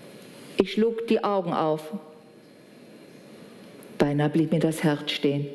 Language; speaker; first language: German; native; German